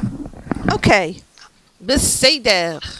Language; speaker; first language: Hebrew; non-native, fluent; English